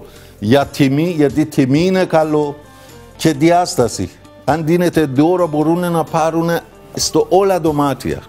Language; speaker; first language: Greek; non-native, fluent; Persian